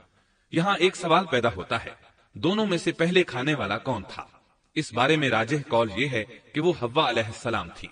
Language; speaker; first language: Urdu; native; Urdu